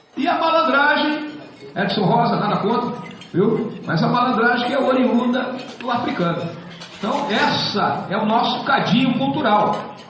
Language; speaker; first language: Portuguese; native; Portuguese